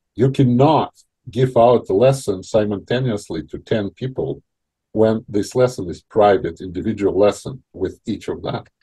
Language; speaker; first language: English; non-native, fluent; Russian